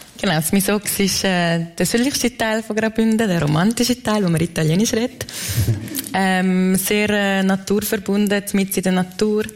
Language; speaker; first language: German; native; German